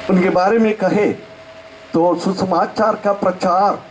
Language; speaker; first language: Hindi; non-native, local second language; Malayalam